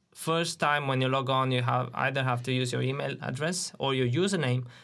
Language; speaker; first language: English; non-native, fluent; Romanian